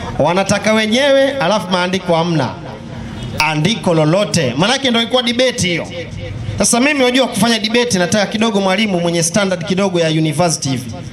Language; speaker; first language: Swahili; native; Swahili